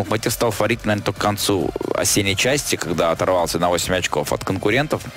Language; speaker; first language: Russian; native; Russian